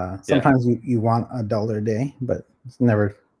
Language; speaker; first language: English; native; English